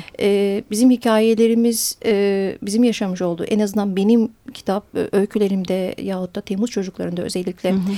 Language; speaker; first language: Turkish; early bilingual, heritage; Turkish